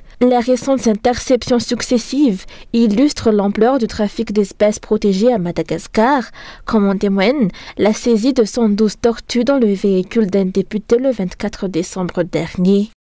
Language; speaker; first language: French; non-native, local second language; Malagasy